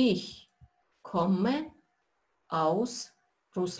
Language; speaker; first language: German; non-native, fluent; Russian